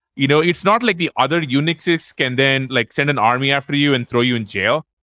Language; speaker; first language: English; non-native, local second language; Tamil